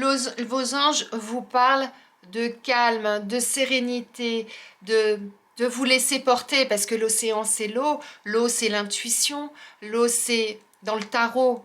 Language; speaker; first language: French; native; French